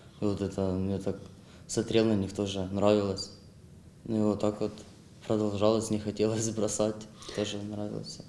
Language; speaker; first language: Russian; non-native, local second language; Ukrainian